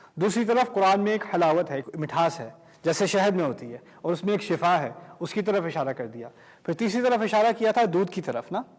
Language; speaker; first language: Urdu; early bilingual, heritage; Urdu